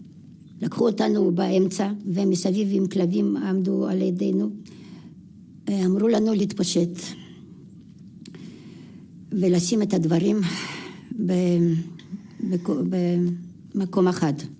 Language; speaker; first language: Hebrew; non-native, fluent; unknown